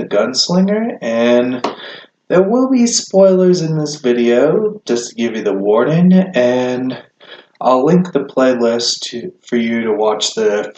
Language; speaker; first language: English; native; English